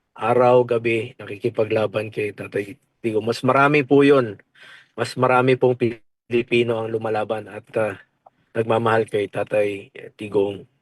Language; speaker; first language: Filipino; non-native, local second language; Cebuano